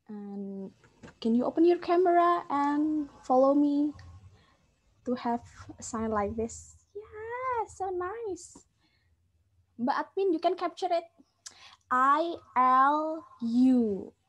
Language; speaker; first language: English; non-native, fluent; Indonesian